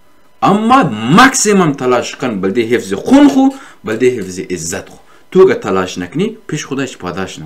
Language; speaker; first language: Persian; native; Persian